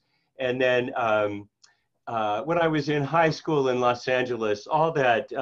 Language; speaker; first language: English; native; English